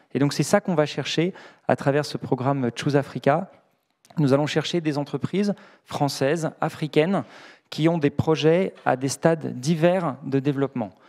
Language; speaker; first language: French; native; French